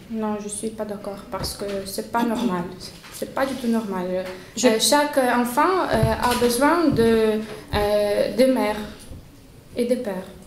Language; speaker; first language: French; non-native, learner; Spanish